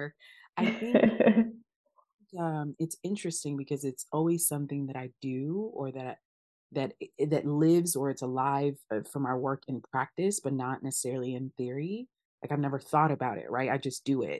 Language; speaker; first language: English; early bilingual, other home language; Akan